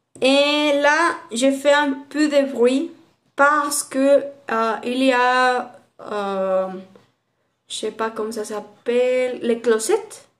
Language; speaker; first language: French; non-native, learner; Spanish